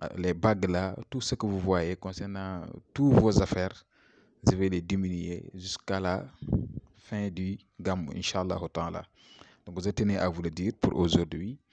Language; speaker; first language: French; non-native, local second language; Wolof